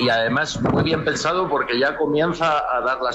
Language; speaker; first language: Spanish; native; Spanish